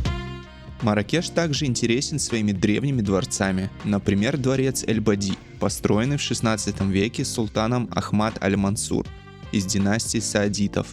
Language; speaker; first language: Russian; native; Russian